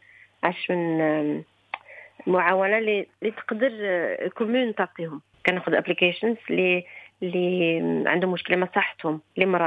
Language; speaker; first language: Arabic; early bilingual, heritage; Arabic